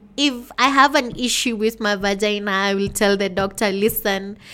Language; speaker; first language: English; non-native, local second language; Kikuyu